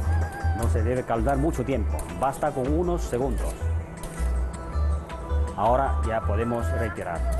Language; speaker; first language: Spanish; non-native, fluent; Chinese